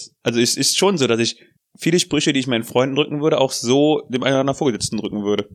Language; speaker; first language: German; native; German